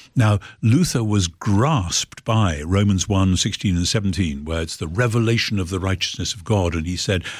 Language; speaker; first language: English; native; English